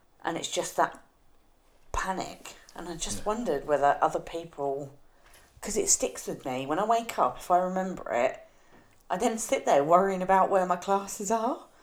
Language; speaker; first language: English; native; English